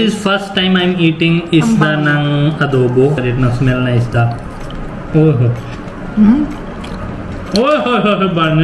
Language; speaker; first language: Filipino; non-native, learner; Punjabi